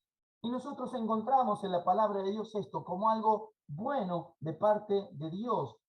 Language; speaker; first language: Spanish; native; Spanish